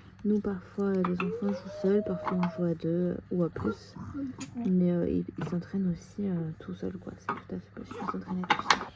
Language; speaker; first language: French; native; French